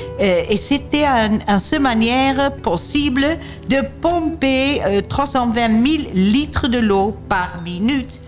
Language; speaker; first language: French; non-native, learner; Dutch